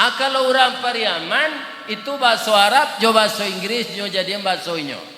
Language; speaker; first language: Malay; non-native, local second language; Minangkabau